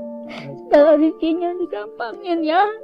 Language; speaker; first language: Indonesian; native; Indonesian